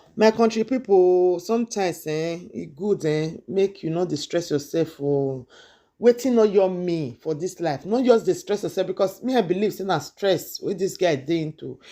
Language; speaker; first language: Nigerian Pidgin; native; Nigerian Pidgin